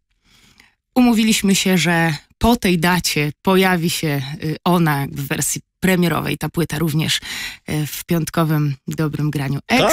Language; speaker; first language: Polish; native; Polish